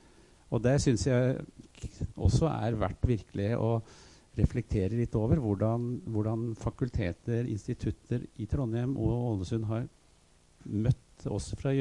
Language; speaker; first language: Norwegian; native; Norwegian